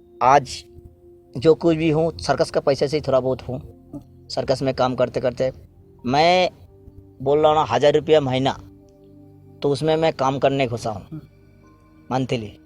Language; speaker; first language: Hindi; non-native, local second language; Bangla